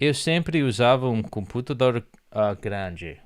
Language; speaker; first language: Portuguese; non-native, learner; English